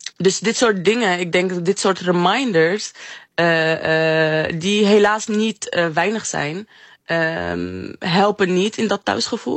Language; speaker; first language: Dutch; non-native, fluent; Arabic